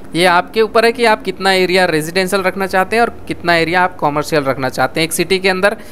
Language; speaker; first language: Hindi; native; Hindi